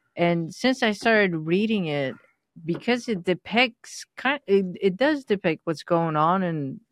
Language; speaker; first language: English; non-native, fluent; Persian